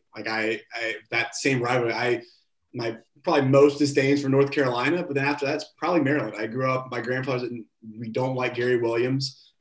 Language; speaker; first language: English; native; English